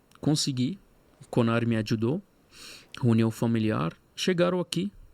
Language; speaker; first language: Portuguese; non-native, fluent; Arabic